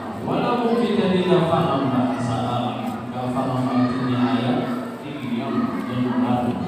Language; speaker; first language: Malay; non-native, learner; Arabic